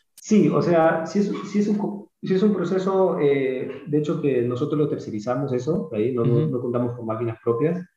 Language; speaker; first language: Spanish; early bilingual, other home language; English